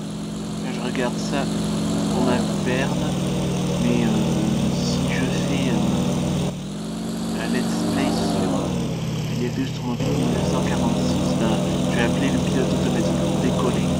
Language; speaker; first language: French; native; French